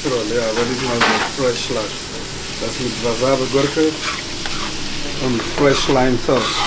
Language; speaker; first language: German; non-native, learner; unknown